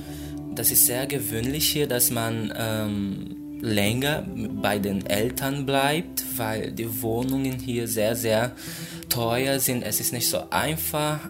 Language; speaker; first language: German; non-native, fluent; Portuguese